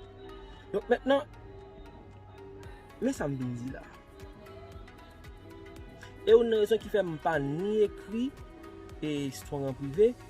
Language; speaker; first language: French; non-native, local second language; Haitian Creole